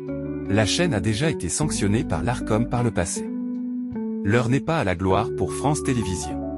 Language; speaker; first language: French; native; French